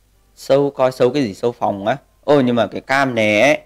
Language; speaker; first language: Vietnamese; native; Vietnamese